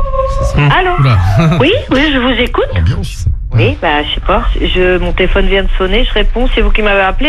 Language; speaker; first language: French; native; French